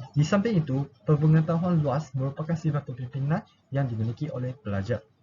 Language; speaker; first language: Malay; non-native, local second language; Chinese